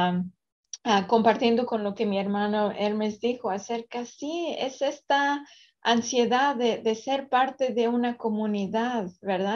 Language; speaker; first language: Spanish; early bilingual, other home language; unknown